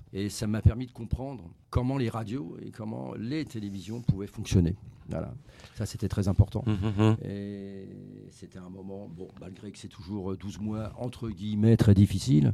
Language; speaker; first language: French; native; French